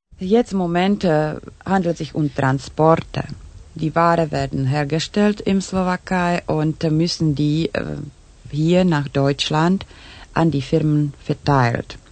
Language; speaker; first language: German; non-native, fluent; Czech